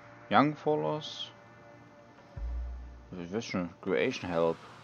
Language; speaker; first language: German; native; German